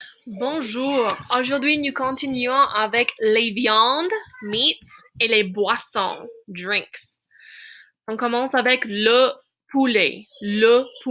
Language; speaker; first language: French; non-native, fluent; English